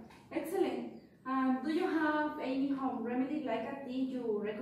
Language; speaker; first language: English; non-native, learner; Spanish